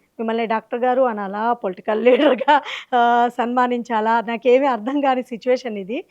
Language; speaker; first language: Telugu; native; Telugu